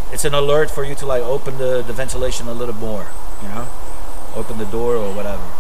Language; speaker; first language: English; non-native, fluent; Portuguese